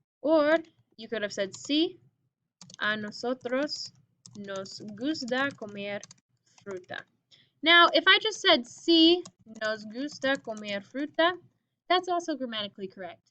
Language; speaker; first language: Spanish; non-native, fluent; English